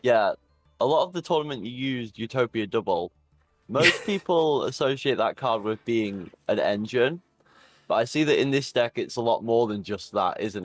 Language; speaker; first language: English; native; English